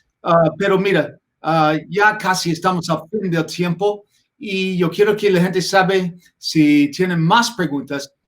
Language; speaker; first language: Spanish; non-native, learner; English